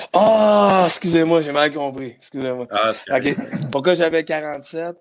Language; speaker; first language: French; native; French